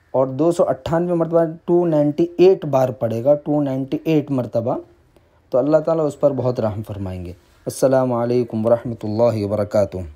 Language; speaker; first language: Urdu; non-native, local second language; Gujarati